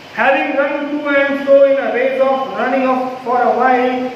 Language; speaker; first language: English; non-native, local second language; Hindi